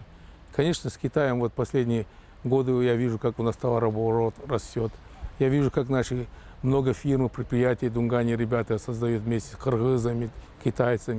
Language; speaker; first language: Russian; non-native, local second language; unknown